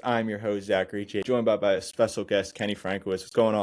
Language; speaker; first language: English; native; English